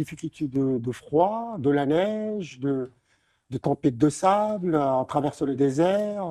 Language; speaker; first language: French; non-native, local second language; Arabic